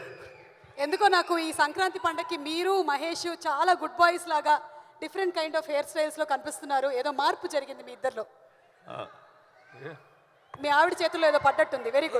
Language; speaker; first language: Telugu; native; Telugu